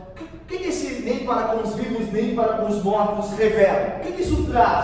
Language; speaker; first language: Portuguese; native; Portuguese